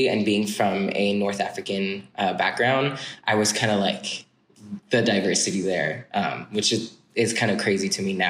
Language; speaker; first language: English; non-native, fluent; French